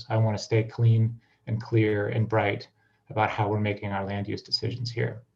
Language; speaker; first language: English; native; English